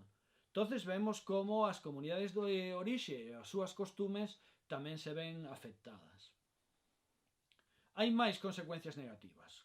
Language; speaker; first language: Galician; non-native, local second language; Spanish